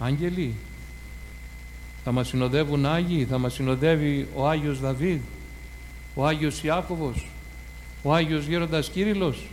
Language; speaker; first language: Greek; native; Greek